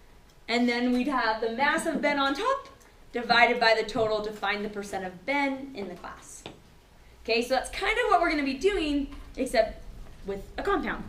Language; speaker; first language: English; native; English